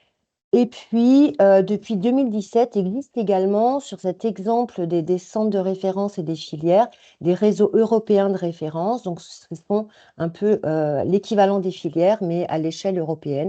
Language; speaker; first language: French; native; French